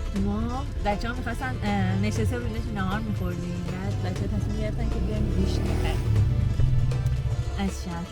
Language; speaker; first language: Persian; native; Persian